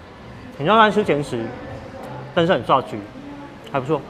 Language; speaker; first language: Chinese; native; Chinese